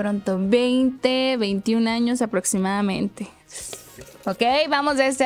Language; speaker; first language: Spanish; native; Spanish